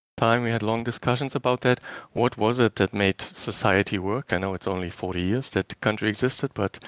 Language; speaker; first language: English; non-native, fluent; German